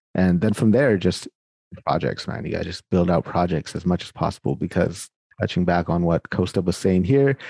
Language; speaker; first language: English; native; English